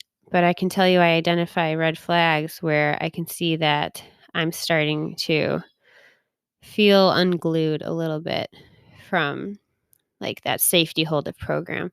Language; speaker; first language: English; native; English